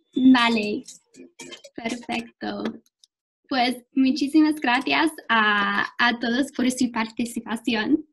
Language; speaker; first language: Spanish; non-native, fluent; English